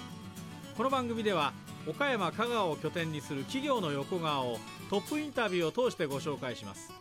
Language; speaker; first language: Japanese; native; Japanese